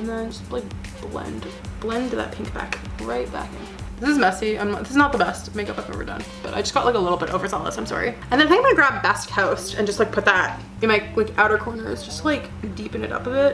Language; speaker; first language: English; native; English